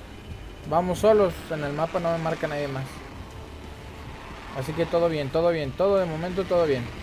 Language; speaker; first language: Spanish; native; Spanish